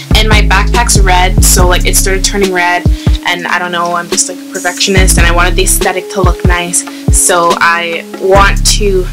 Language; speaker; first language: English; native; English